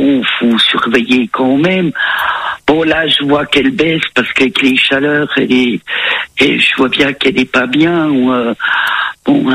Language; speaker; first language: French; native; French